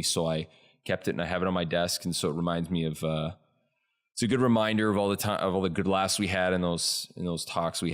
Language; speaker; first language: English; native; English